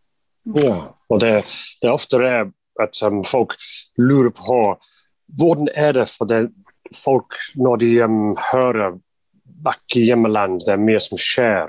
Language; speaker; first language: Norwegian; non-native, fluent; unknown